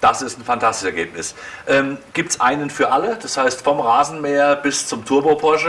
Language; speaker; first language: German; native; German